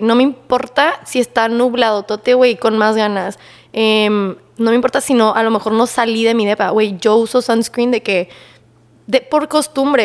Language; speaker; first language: Spanish; native; Spanish